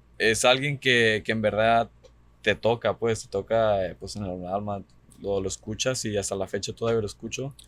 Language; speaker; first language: Spanish; early bilingual, heritage; Spanish